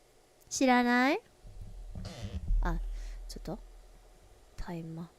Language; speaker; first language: Japanese; non-native, learner; English